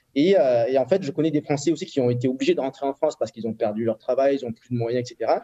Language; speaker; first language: French; native; French